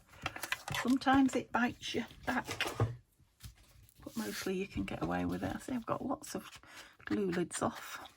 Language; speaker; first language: English; native; English